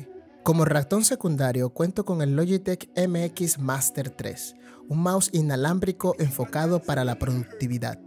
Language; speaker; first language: Spanish; native; Spanish